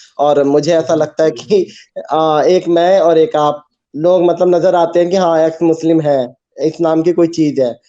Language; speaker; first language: Hindi; native; Hindi